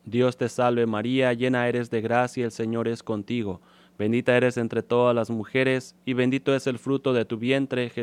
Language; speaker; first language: Spanish; native; Spanish